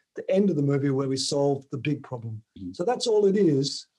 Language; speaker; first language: English; native; English